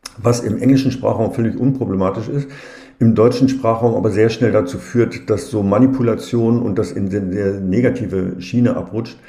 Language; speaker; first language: German; native; German